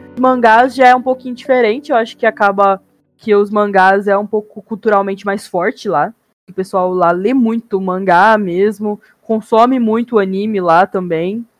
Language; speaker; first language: Portuguese; early bilingual, heritage; Japanese